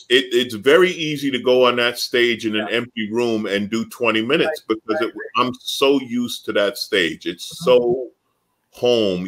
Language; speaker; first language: English; native; English